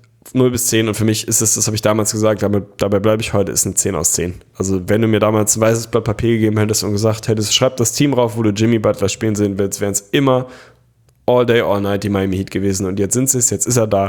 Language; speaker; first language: German; native; German